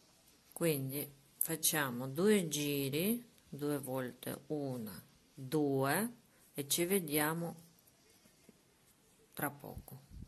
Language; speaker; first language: Italian; non-native, learner; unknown